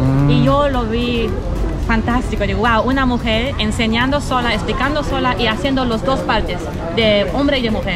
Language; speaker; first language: Spanish; non-native, fluent; German